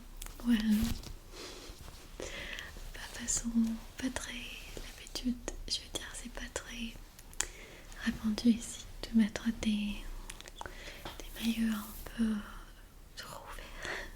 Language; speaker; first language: French; non-native, fluent; Armenian